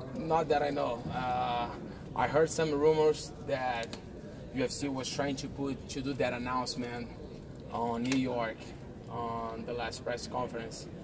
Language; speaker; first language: English; non-native, fluent; Portuguese